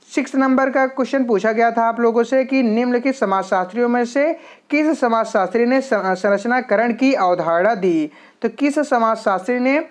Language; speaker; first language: Hindi; native; Hindi